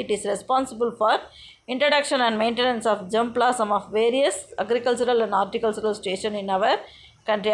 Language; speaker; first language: English; non-native, local second language; Tamil